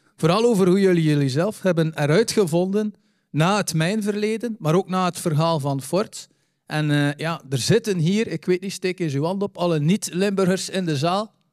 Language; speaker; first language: Dutch; native; Dutch